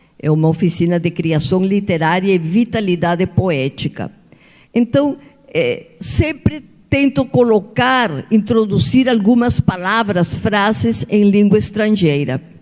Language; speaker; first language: Portuguese; non-native, fluent; Spanish